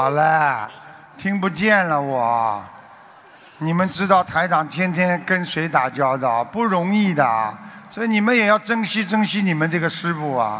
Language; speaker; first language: Chinese; native; Chinese